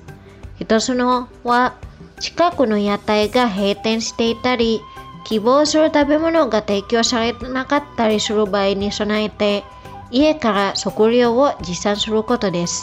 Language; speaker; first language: Japanese; non-native, fluent; Indonesian